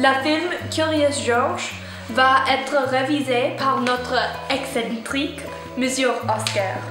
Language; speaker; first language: French; non-native, learner; English